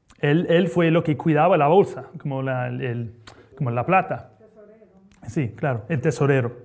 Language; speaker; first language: Spanish; non-native, fluent; English